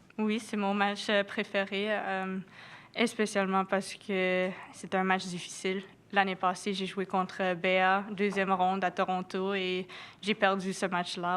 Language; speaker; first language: French; non-native, local second language; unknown